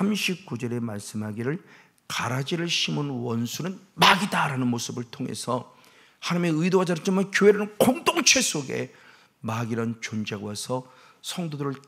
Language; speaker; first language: Korean; native; Korean